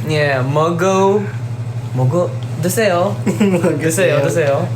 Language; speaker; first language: Korean; non-native, learner; Filipino